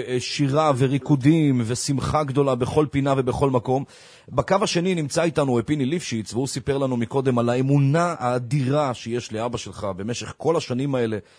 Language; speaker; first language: Hebrew; native; Hebrew